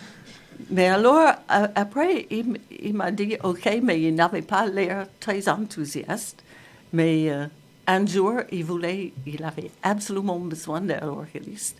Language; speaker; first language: French; non-native, fluent; English